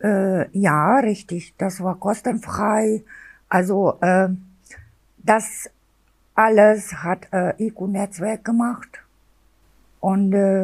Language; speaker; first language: German; non-native, local second language; Albanian